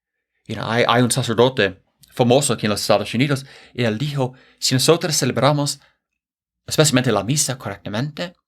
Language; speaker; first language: Spanish; non-native, fluent; English